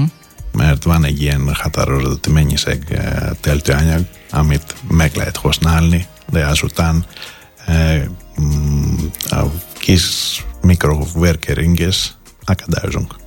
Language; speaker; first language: Hungarian; non-native, learner; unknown